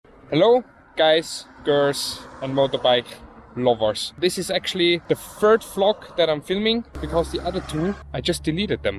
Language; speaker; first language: English; non-native, fluent; German